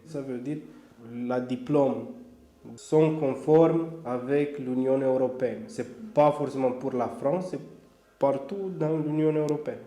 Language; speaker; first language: French; non-native, fluent; Romanian